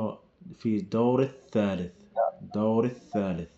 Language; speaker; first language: Arabic; non-native, fluent; English